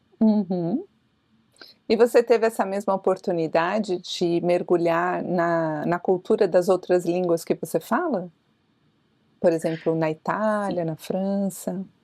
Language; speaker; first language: Portuguese; native; Portuguese